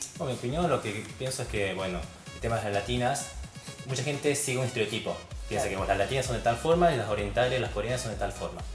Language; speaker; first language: Spanish; early bilingual, other home language; Korean